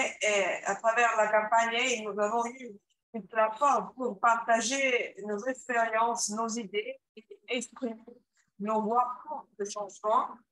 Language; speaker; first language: French; non-native, learner; English